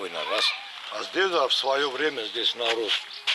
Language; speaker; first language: Russian; native; Russian